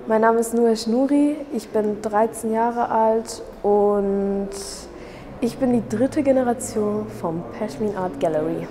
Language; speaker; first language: German; early bilingual, other home language; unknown